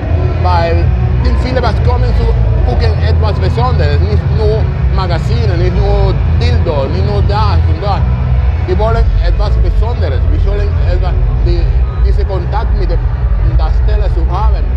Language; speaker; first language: German; non-native, fluent; Italian